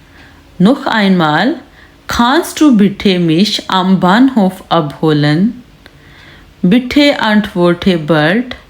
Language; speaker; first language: German; non-native, learner; Urdu